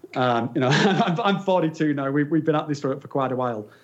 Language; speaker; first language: English; native; English